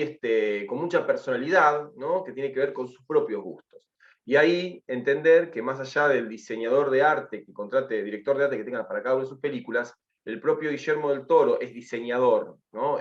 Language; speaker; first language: Spanish; native; Spanish